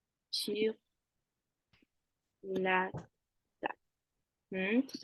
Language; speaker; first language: French; non-native, fluent; Spanish